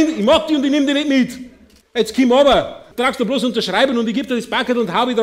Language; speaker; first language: German; native; German